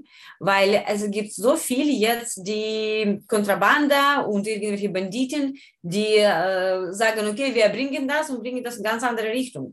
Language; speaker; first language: German; non-native, learner; Ukrainian